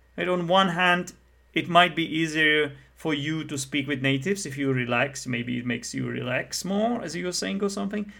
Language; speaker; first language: English; non-native, fluent; Czech